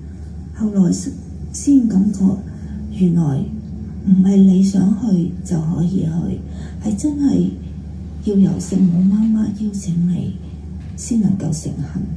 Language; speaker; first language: Cantonese; native; Cantonese